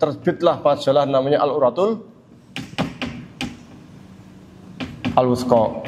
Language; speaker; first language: Indonesian; native; Indonesian